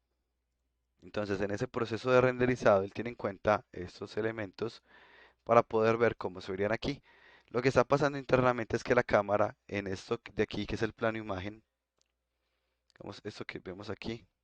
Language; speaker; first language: Spanish; native; Spanish